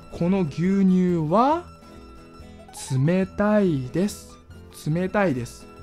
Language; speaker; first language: Japanese; non-native, fluent; Chinese